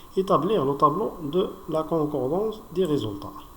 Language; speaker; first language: French; non-native, local second language; Arabic